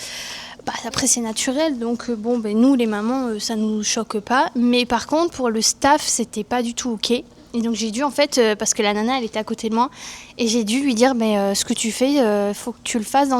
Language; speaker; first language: French; native; French